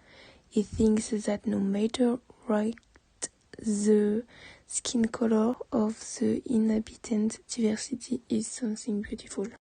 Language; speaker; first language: English; non-native, learner; French